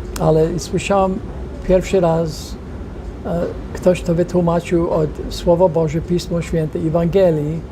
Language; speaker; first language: Polish; non-native, fluent; English